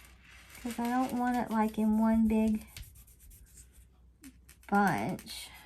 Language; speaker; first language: English; native; English